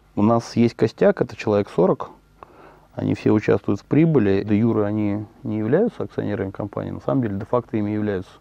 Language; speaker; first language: Russian; native; Russian